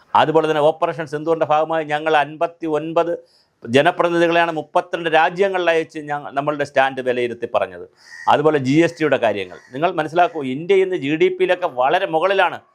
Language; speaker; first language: Malayalam; native; Malayalam